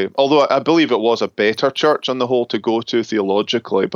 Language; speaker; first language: English; native; English